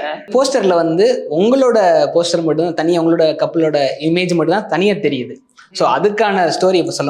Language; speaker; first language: Tamil; native; Tamil